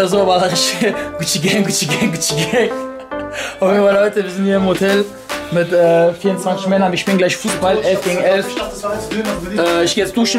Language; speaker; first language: German; native; German